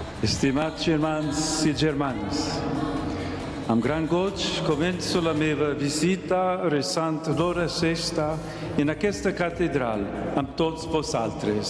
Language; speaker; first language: Catalan; non-native, learner; English